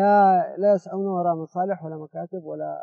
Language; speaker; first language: Arabic; native; Arabic